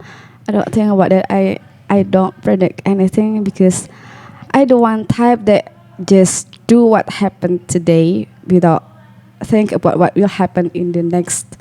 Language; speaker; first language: English; non-native, learner; Indonesian